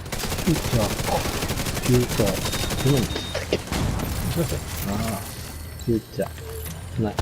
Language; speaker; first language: Japanese; native; Japanese